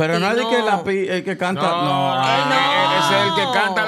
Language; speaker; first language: Spanish; native; Spanish